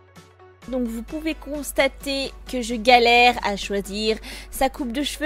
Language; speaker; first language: French; native; French